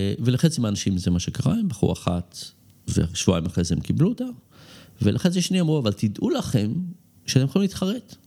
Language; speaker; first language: Hebrew; native; Hebrew